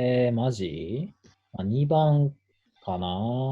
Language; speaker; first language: Japanese; native; Japanese